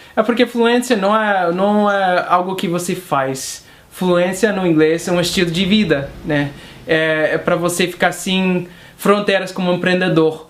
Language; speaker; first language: Portuguese; non-native, fluent; English